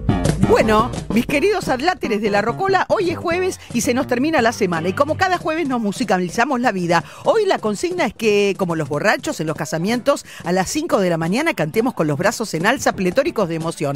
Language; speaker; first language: Spanish; native; Spanish